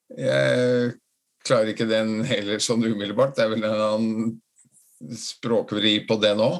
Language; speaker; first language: Norwegian; non-native, fluent; Latvian